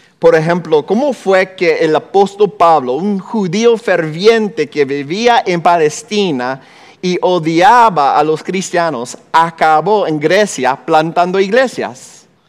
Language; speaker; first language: Spanish; non-native, fluent; English